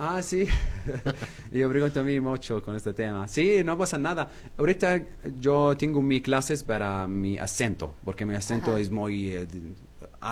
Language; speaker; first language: Spanish; non-native, learner; Arabic